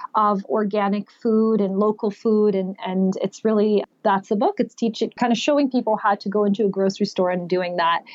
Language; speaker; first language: English; native; English